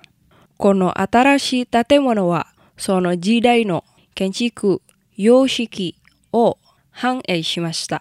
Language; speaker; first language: Japanese; non-native, fluent; Indonesian